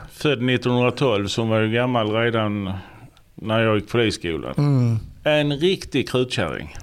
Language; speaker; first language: Swedish; native; Swedish